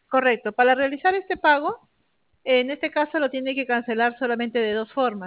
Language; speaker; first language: Spanish; native; Spanish